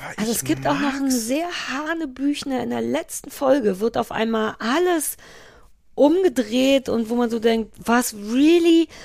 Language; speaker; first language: German; native; German